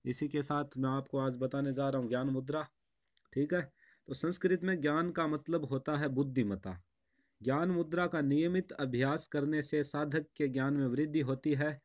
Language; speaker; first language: Hindi; native; Hindi